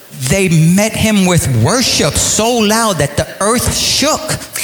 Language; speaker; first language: English; native; English